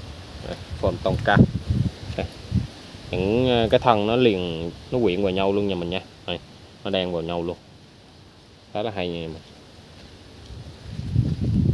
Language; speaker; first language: Vietnamese; native; Vietnamese